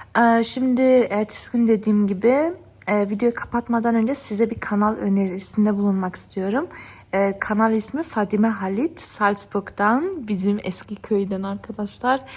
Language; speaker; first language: Turkish; early bilingual, heritage; Turkish